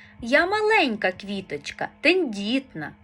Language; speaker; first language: Ukrainian; native; Ukrainian